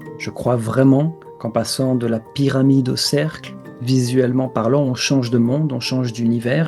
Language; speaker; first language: French; native; French